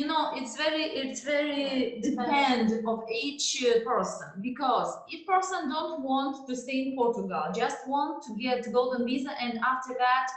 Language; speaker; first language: English; non-native, learner; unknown